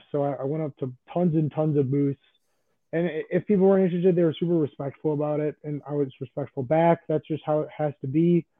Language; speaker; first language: English; native; English